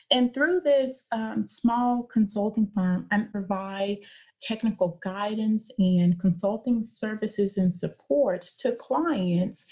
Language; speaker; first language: English; native; English